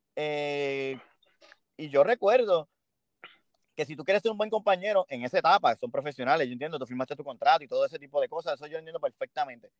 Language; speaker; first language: Spanish; early bilingual, heritage; Spanish